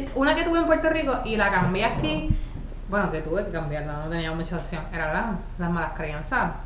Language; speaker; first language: Spanish; native; Spanish